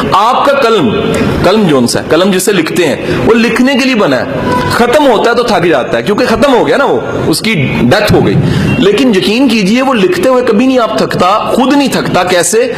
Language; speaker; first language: Urdu; non-native, local second language; Punjabi